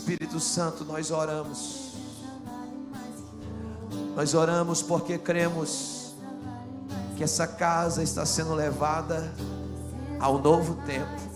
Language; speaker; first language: Portuguese; native; Portuguese